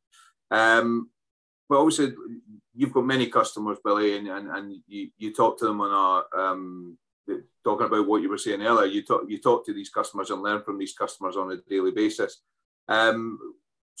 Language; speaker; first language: English; native; English